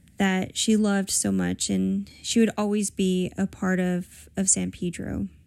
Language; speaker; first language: English; native; English